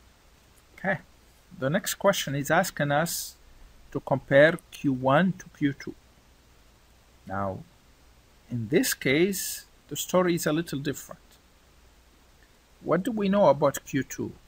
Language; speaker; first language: English; non-native, fluent; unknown